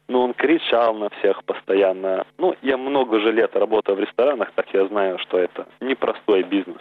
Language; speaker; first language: Russian; early bilingual, heritage; Russian